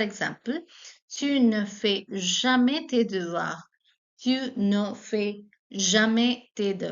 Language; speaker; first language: French; non-native, fluent; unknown